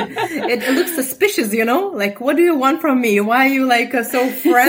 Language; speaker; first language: English; non-native, fluent; Russian